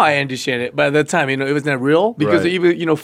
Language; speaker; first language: English; non-native, learner; Japanese